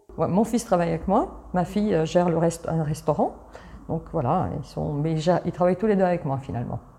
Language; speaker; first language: French; early bilingual, other home language; Italian